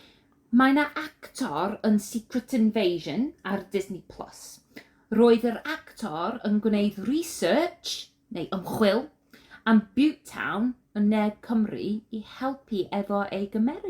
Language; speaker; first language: Welsh; non-native, learner; English